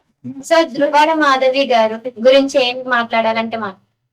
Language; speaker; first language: Telugu; native; Telugu